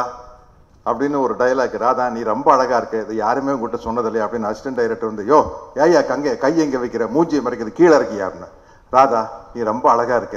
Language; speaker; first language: Tamil; native; Tamil